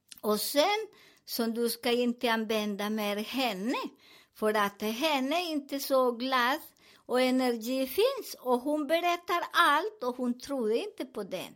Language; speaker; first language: Swedish; non-native, learner; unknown